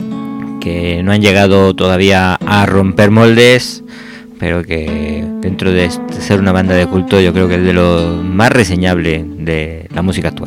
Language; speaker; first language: Spanish; native; Spanish